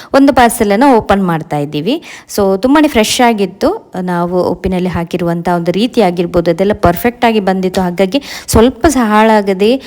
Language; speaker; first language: Kannada; native; Kannada